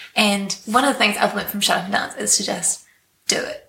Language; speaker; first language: English; native; English